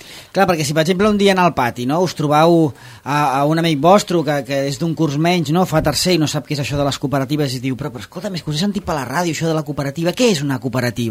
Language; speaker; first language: Catalan; native; Catalan